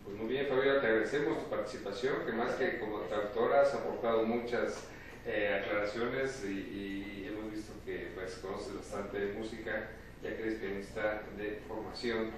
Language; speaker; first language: Spanish; native; Spanish